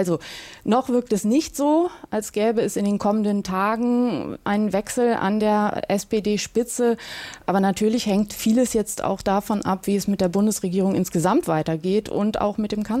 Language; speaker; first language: German; native; German